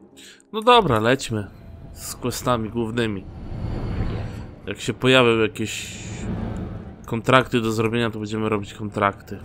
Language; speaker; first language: Polish; native; Polish